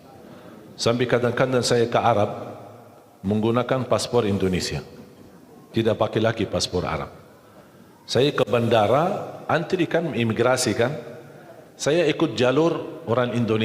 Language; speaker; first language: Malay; non-native, fluent; Arabic